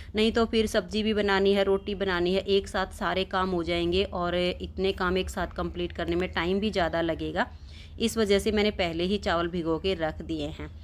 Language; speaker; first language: Hindi; native; Hindi